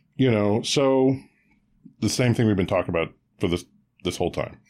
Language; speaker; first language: English; native; English